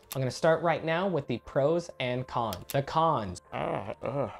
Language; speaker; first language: English; native; English